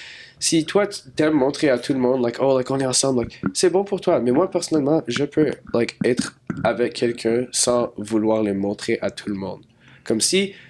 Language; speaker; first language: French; non-native, local second language; English